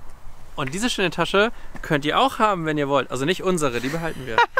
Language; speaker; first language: German; native; German